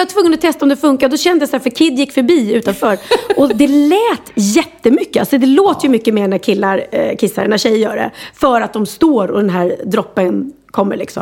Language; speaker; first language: Swedish; native; Swedish